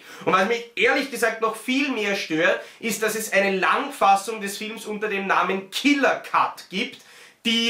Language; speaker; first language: German; native; German